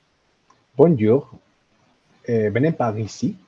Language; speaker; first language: French; non-native, learner; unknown